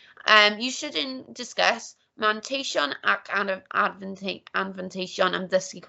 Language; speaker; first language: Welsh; non-native, local second language; English